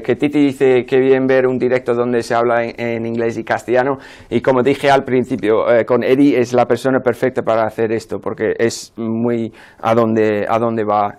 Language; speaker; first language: Spanish; non-native, fluent; English